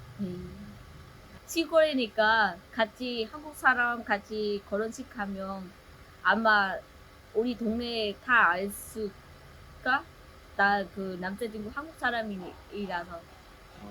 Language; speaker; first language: Korean; non-native, learner; Vietnamese